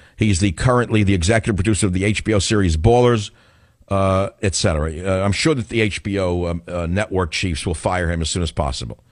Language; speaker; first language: English; native; English